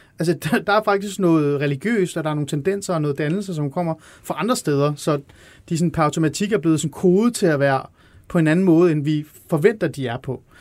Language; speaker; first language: Danish; early bilingual, other home language; Persian